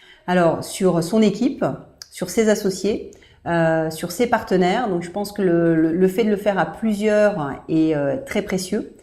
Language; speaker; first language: French; native; French